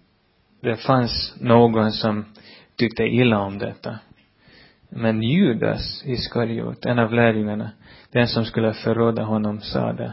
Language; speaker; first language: Swedish; non-native, fluent; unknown